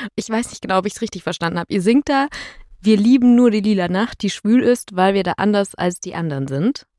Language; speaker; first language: German; native; German